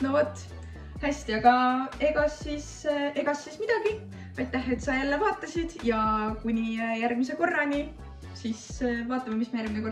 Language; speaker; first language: Estonian; native; Estonian